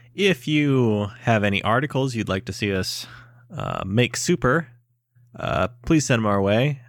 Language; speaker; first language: English; native; English